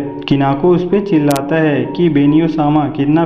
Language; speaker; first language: Hindi; native; Hindi